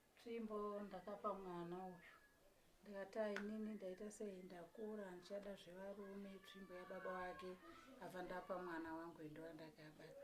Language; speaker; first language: Shona; non-native, local second language; Nyanja